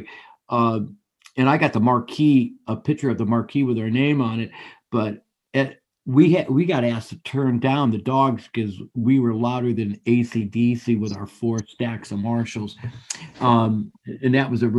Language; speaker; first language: English; native; English